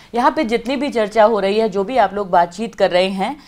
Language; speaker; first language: Hindi; native; Hindi